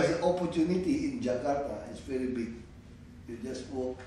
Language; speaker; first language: English; non-native, learner; Indonesian